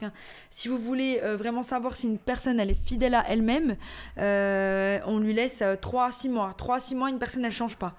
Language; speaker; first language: French; native; French